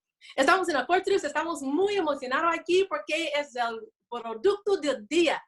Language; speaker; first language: Spanish; non-native, learner; English